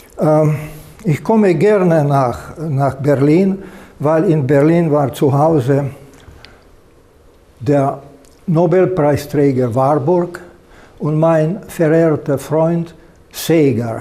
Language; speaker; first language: German; non-native, fluent; Slovak